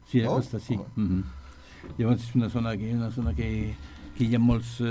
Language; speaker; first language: Catalan; non-native, learner; French